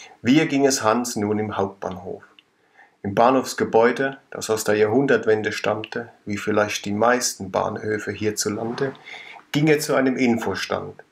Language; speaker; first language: German; native; German